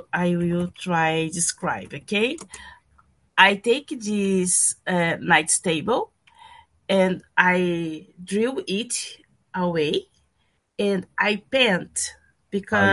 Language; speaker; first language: English; non-native, learner; Portuguese